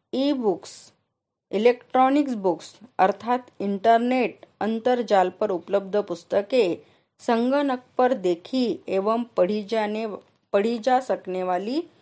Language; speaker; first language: Hindi; non-native, local second language; Marathi